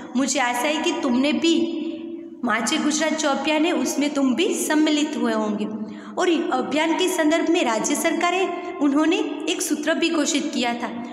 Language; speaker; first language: Hindi; non-native, local second language; Gujarati